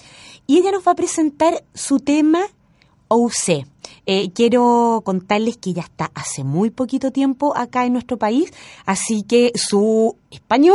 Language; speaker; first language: Spanish; native; Spanish